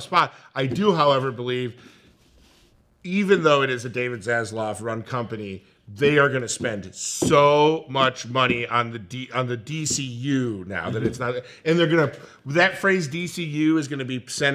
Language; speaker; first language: English; native; English